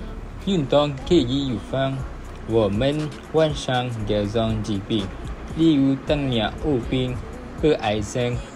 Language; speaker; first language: Chinese; non-native, learner; Malay